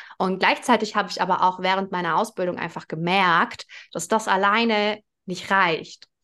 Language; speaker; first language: German; early bilingual, other home language; Russian